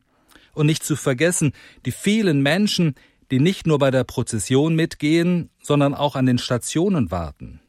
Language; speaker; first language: German; native; German